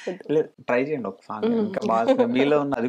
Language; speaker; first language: Telugu; native; Telugu